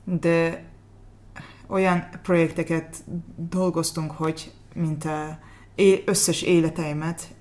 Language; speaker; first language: Hungarian; non-native, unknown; Azerbaijani